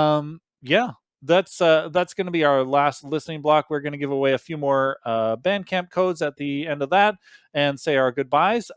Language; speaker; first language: English; native; English